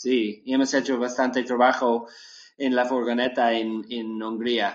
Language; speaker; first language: Spanish; non-native, learner; English